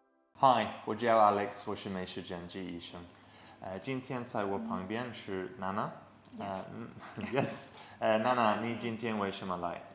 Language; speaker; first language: Chinese; non-native, learner; English